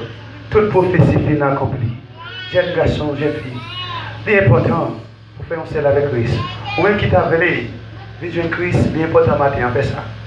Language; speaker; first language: French; non-native, local second language; Haitian Creole